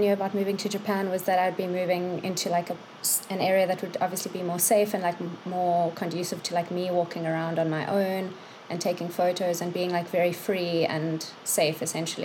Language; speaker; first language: English; native; English